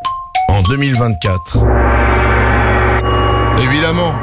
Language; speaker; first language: French; native; French